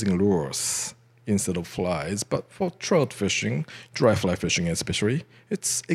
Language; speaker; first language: English; non-native, fluent; Japanese